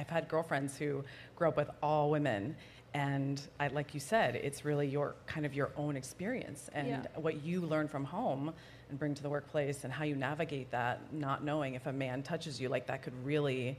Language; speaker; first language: English; native; English